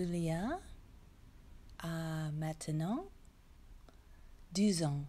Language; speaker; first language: French; non-native, learner; English